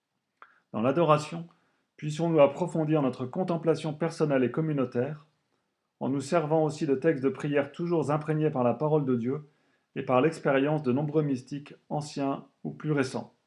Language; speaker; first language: French; native; French